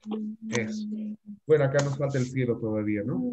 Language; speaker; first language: Spanish; native; Spanish